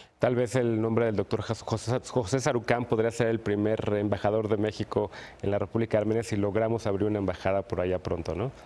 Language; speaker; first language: Spanish; native; Spanish